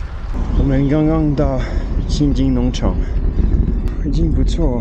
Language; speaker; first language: Chinese; non-native, fluent; French